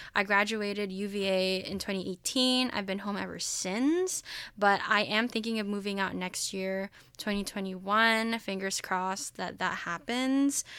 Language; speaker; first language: English; early bilingual, other home language; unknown